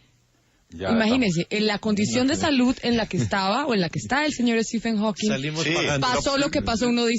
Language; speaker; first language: Spanish; native; Spanish